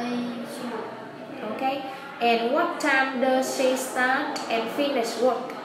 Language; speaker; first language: English; non-native, fluent; Vietnamese